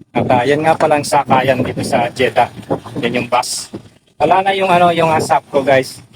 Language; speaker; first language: Filipino; non-native, local second language; Pampanga